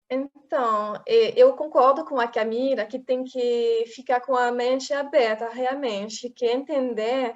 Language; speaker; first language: Portuguese; non-native, fluent; French